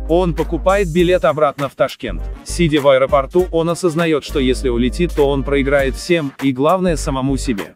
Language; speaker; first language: Russian; non-native, local second language; Uzbek